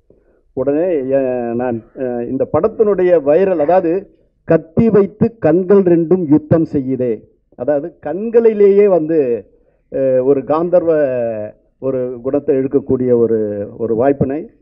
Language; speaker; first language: Tamil; native; Tamil